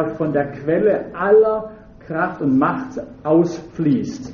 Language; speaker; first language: German; native; German